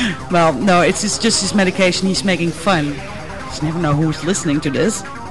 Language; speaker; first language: English; non-native, fluent; Dutch